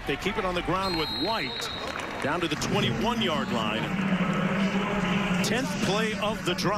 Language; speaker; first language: English; native; English